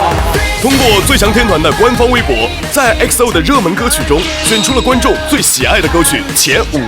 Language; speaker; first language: Chinese; native; Chinese